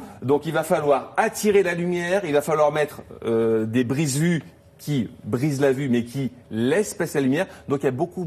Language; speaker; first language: French; native; French